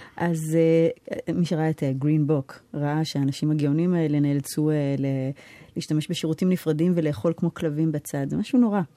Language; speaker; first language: Hebrew; early bilingual, heritage; Hebrew